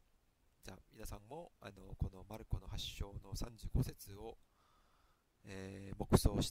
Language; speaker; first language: Japanese; non-native, fluent; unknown